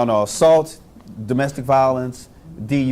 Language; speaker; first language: English; native; English